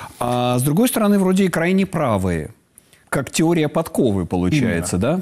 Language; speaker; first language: Russian; native; Russian